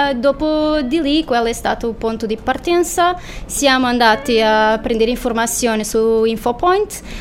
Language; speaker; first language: Italian; non-native, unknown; Portuguese